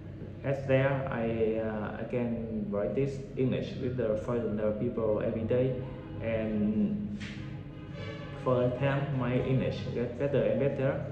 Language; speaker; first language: English; non-native, learner; Vietnamese